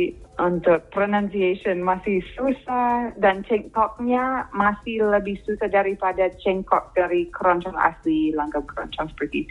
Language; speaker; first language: Indonesian; non-native, fluent; English